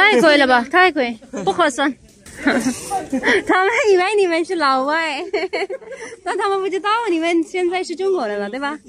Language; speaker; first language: Chinese; non-native, fluent; Urdu